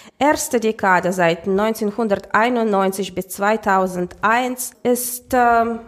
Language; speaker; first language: German; non-native, fluent; Russian